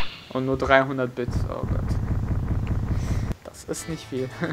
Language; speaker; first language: German; native; German